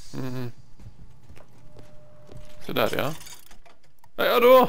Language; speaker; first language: Swedish; non-native, learner; Norwegian